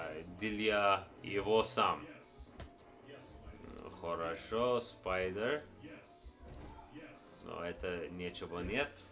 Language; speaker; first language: Russian; non-native, learner; English